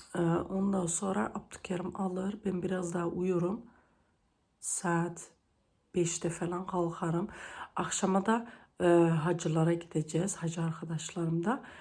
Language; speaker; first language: Turkish; early bilingual, heritage; Turkish